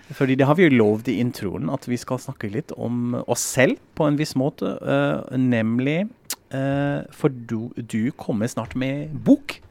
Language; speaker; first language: Norwegian; non-native, fluent; German